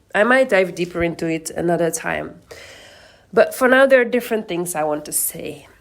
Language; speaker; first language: English; non-native, fluent; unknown